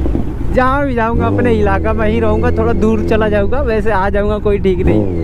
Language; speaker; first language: Hindi; native; Hindi